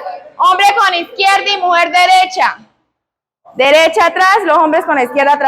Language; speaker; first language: Spanish; native; Spanish